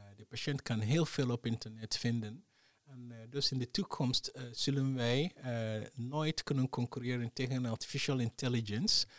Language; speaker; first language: Dutch; non-native, fluent; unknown